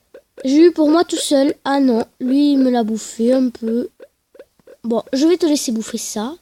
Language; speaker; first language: French; native; French